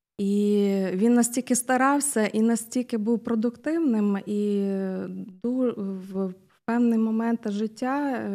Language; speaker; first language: Ukrainian; native; Ukrainian